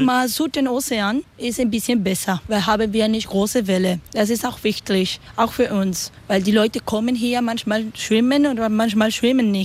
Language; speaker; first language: German; non-native, learner; Spanish